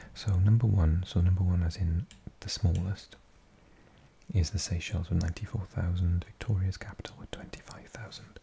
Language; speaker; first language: English; native; English